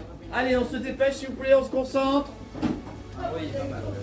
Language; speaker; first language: French; native; French